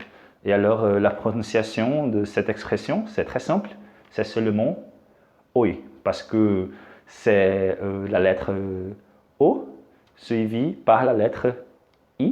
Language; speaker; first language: French; non-native, fluent; Portuguese